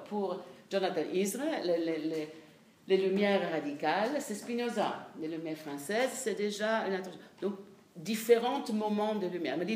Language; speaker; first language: French; non-native, fluent; Italian